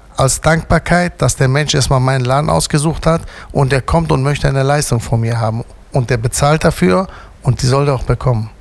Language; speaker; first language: German; native; German